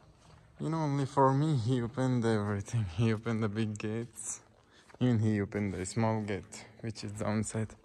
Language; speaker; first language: English; non-native, local second language; Bangla